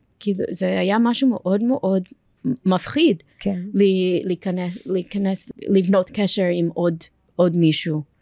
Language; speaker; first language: Hebrew; non-native, fluent; English